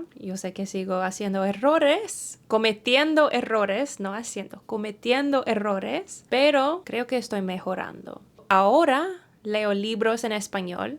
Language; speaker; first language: Spanish; early bilingual, heritage; English